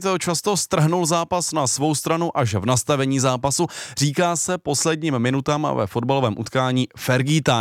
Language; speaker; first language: Czech; native; Czech